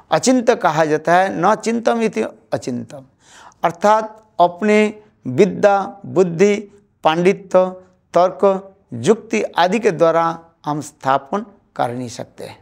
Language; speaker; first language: Hindi; non-native, local second language; Bangla